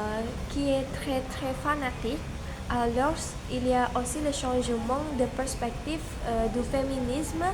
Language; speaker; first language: French; non-native, learner; Indonesian